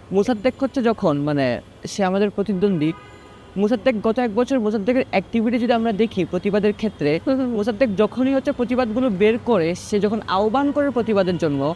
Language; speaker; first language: Bangla; non-native, local second language; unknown